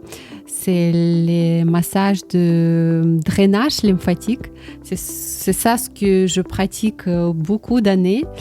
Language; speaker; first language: French; non-native, learner; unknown